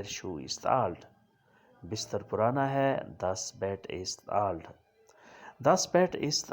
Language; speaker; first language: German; non-native, learner; Urdu